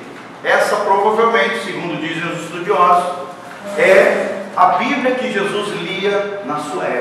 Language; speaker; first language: Portuguese; native; Portuguese